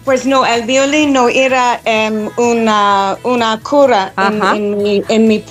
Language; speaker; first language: Spanish; non-native, fluent; English